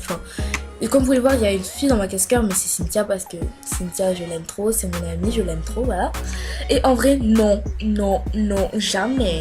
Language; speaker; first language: French; native; French